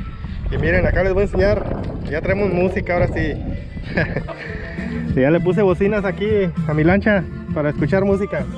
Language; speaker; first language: Spanish; native; Spanish